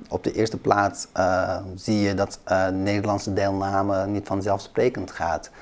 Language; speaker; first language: Dutch; early bilingual, other home language; Kurdish